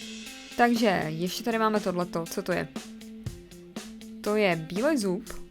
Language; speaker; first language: Czech; native; Czech